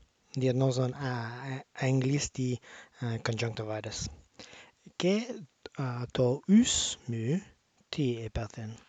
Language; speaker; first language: Greek; non-native, learner; English